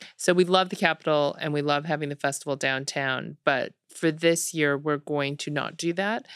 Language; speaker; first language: English; early bilingual, other home language; Korean